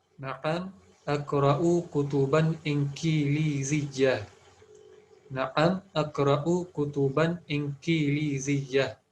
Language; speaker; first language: Arabic; non-native, fluent; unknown